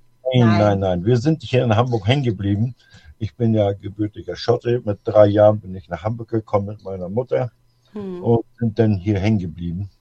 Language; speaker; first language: German; early bilingual, other home language; English